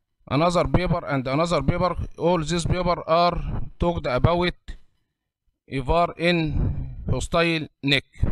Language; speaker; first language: English; non-native, fluent; Arabic